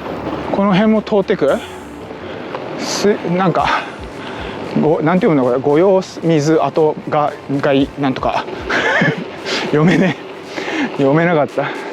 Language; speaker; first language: Japanese; native; Japanese